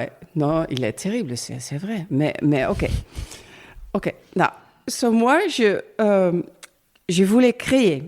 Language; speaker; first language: French; non-native, learner; Dutch